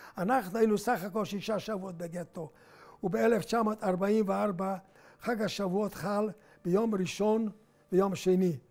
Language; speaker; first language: Hebrew; non-native, fluent; Hungarian